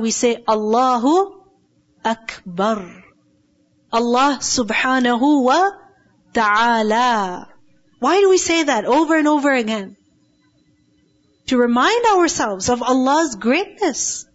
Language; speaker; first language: English; non-native, local second language; Urdu